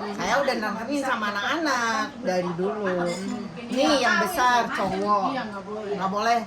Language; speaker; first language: Indonesian; native; Indonesian